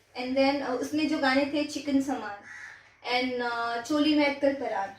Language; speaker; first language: Hindi; non-native, local second language; Gujarati